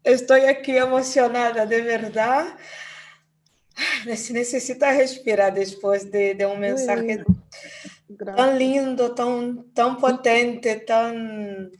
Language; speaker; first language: Portuguese; non-native, fluent; Spanish